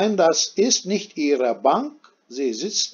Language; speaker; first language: German; non-native, fluent; Turkish